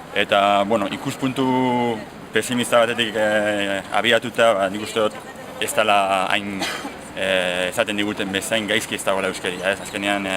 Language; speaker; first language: Basque; native; Basque